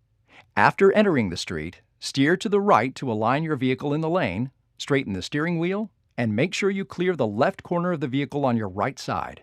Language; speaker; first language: English; native; English